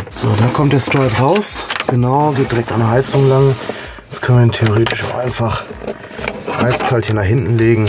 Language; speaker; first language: German; native; German